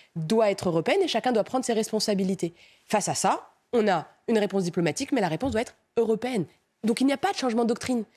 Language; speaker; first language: French; native; French